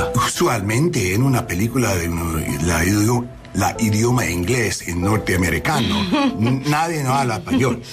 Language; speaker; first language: Spanish; non-native, learner; English